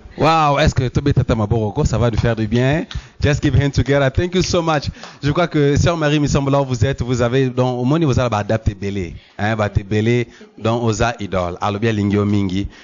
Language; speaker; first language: French; non-native, local second language; Lingala